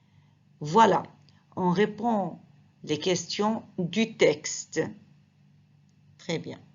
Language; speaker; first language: French; non-native, fluent; Arabic